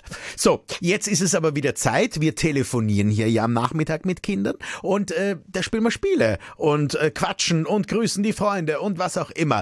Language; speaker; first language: German; native; German